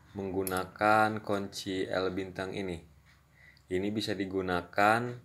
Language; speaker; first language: Indonesian; non-native, local second language; Sundanese